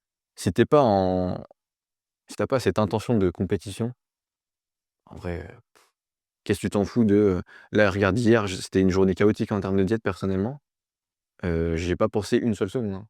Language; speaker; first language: French; native; French